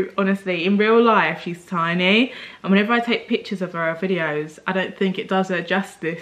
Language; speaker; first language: English; native; English